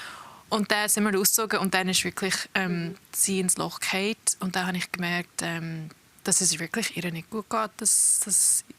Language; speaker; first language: German; early bilingual, heritage; English